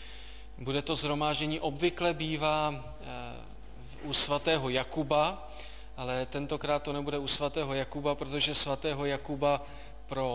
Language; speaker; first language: Czech; native; Czech